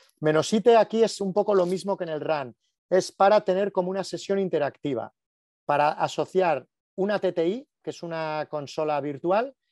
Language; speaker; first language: Spanish; native; Spanish